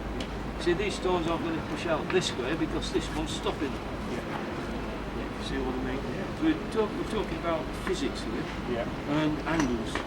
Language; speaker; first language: English; native; English